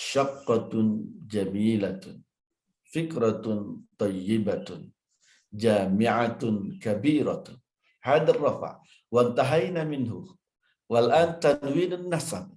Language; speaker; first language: Arabic; non-native, fluent; Indonesian